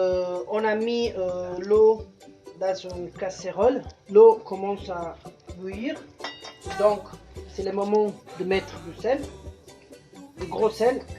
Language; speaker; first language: French; non-native, fluent; Italian